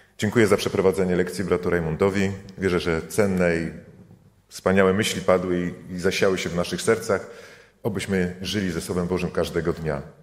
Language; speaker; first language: Polish; native; Polish